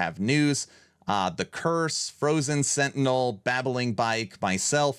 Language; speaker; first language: English; native; English